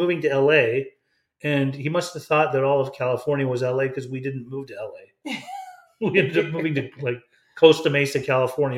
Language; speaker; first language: English; early bilingual, other home language; German